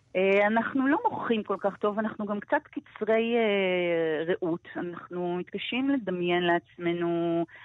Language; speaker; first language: Hebrew; native; Hebrew